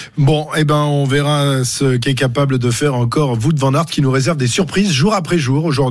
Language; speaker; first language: French; native; French